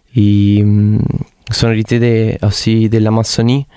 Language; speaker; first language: French; non-native, learner; Italian